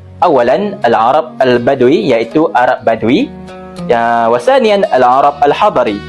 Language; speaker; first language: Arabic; non-native, learner; Malay